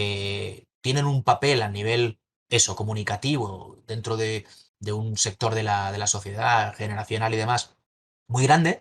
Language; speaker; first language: Spanish; native; Spanish